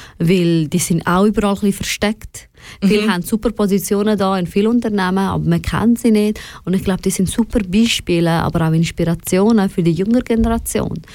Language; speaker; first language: German; early bilingual, other home language; Persian